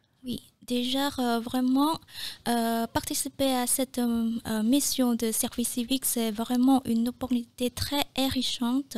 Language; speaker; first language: French; non-native, fluent; Khmer